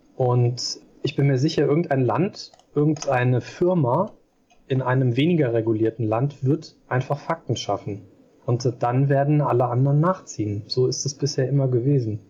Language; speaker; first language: German; native; German